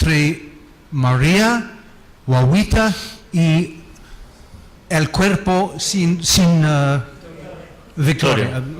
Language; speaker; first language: Spanish; non-native, learner; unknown